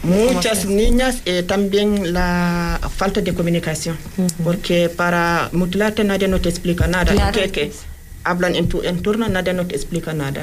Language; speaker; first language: Spanish; non-native, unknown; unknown